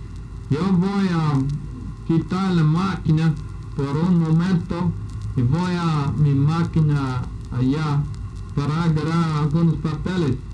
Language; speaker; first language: Spanish; non-native, learner; English